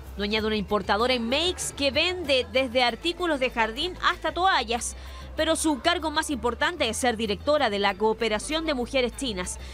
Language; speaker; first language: Spanish; native; Spanish